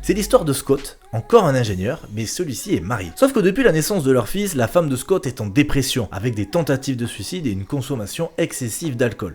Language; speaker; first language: French; native; French